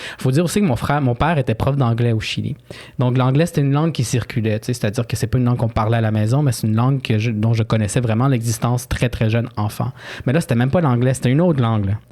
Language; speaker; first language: French; early bilingual, other home language; Spanish